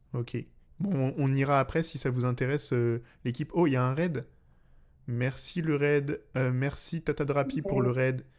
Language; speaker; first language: French; native; French